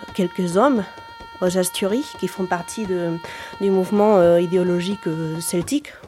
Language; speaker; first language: French; non-native, fluent; Spanish